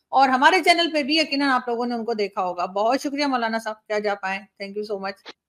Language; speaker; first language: Urdu; native; Urdu